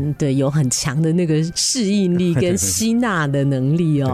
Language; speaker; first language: Chinese; native; Chinese